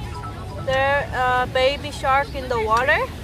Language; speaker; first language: English; non-native, learner; Korean